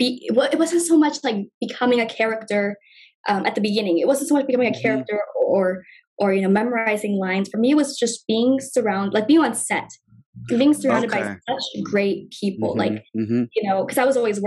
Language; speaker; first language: English; native; English